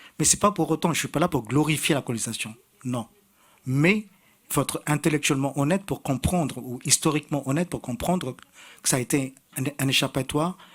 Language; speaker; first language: French; native; French